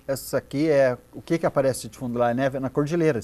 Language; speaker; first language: Portuguese; native; Portuguese